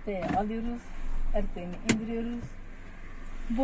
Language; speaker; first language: Turkish; native; Turkish